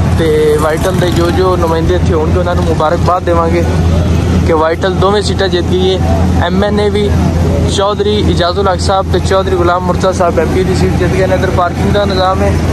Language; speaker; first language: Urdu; non-native, local second language; Punjabi